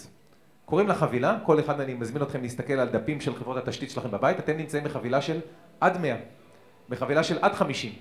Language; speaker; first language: Hebrew; native; Hebrew